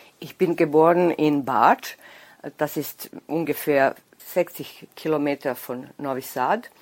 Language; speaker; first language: German; non-native, local second language; Serbian